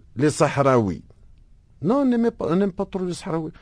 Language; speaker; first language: French; non-native, local second language; Arabic